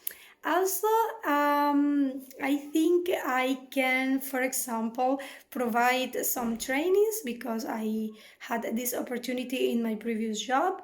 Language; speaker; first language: English; non-native, fluent; Spanish